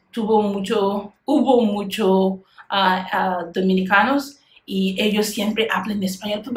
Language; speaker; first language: Spanish; non-native, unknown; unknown